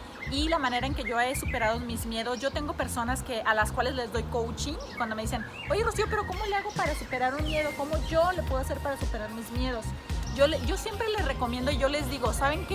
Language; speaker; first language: Spanish; native; Spanish